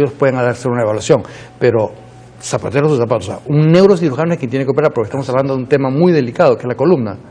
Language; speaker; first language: Spanish; native; Spanish